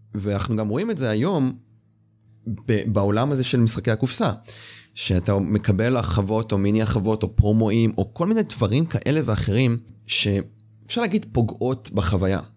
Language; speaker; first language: Hebrew; native; Hebrew